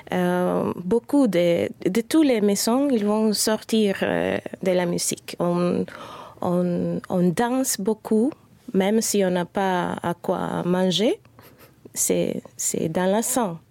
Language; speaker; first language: French; non-native, fluent; Spanish